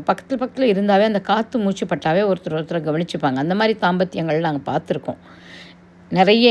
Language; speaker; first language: Tamil; non-native, local second language; Telugu